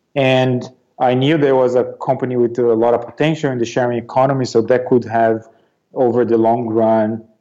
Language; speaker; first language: English; non-native, fluent; Portuguese